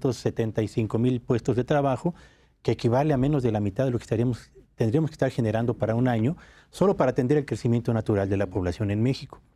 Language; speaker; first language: Spanish; native; Spanish